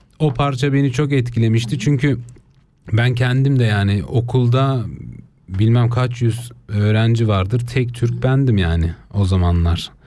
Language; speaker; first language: Turkish; early bilingual, heritage; Turkish